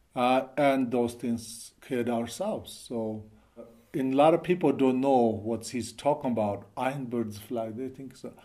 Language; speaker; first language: English; non-native, learner; Chinese